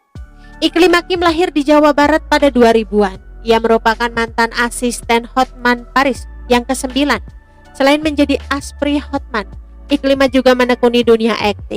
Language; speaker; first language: Indonesian; native; Indonesian